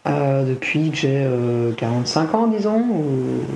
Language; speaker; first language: French; native; French